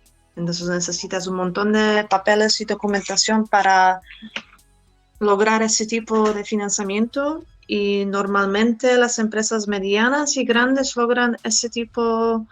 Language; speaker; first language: Spanish; non-native, fluent; Polish